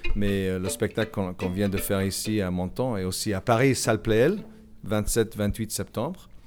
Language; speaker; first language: French; non-native, fluent; English